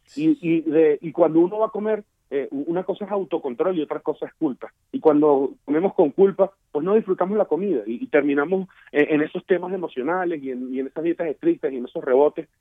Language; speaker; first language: Spanish; native; Spanish